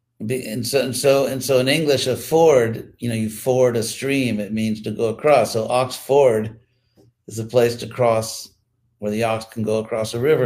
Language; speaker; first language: English; native; English